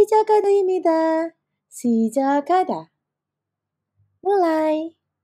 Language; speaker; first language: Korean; non-native, fluent; Indonesian